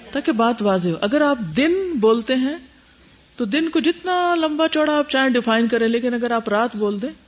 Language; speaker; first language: Urdu; native; Urdu